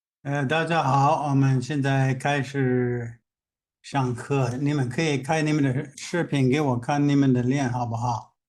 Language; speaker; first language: Chinese; non-native, fluent; English